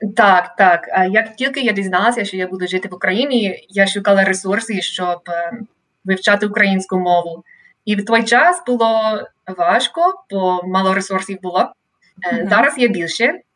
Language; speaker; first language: Ukrainian; non-native, fluent; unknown